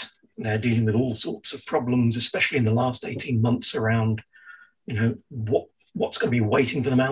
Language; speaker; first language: English; native; English